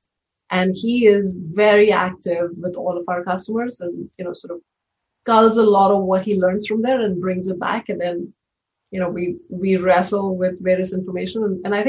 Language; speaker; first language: English; non-native, local second language; Hindi